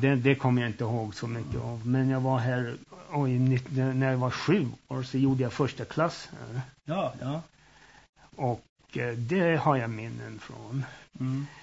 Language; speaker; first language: Swedish; early bilingual, heritage; Swedish